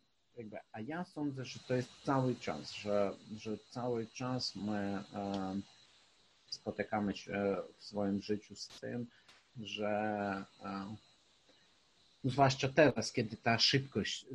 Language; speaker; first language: Polish; non-native, fluent; Ukrainian